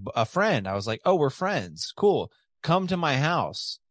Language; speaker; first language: English; native; English